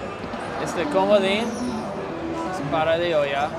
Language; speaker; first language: Spanish; non-native, learner; English